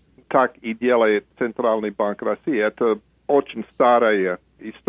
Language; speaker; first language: Russian; non-native, fluent; English